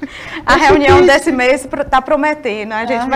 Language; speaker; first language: Portuguese; native; Portuguese